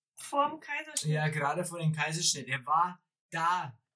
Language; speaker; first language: German; non-native, fluent; English